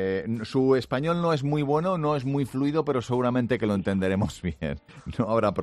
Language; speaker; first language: Spanish; native; Spanish